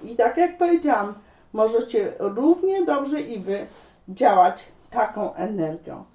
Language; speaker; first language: Polish; native; Polish